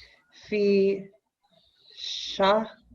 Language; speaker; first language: Arabic; non-native, learner; English